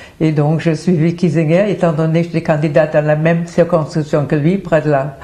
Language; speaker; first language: French; non-native, fluent; German